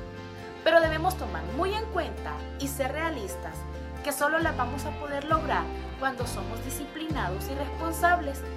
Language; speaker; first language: Spanish; native; Spanish